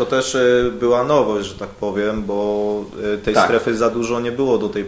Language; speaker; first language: Polish; native; Polish